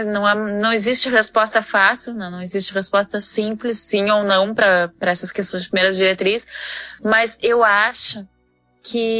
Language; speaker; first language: Portuguese; native; Portuguese